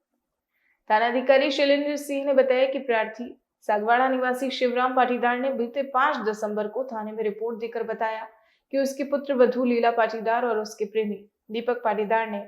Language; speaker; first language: Hindi; native; Hindi